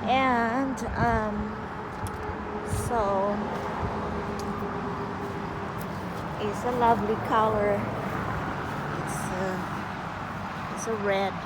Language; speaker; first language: English; non-native, fluent; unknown